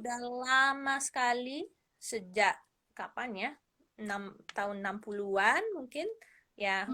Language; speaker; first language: Indonesian; non-native, fluent; English